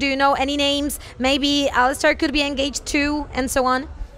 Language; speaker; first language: English; non-native, fluent; Polish